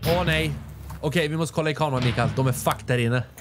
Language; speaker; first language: Swedish; native; Swedish